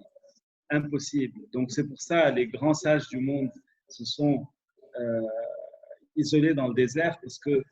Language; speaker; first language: French; non-native, local second language; Arabic